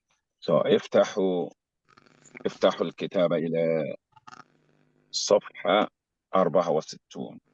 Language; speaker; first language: Arabic; non-native, fluent; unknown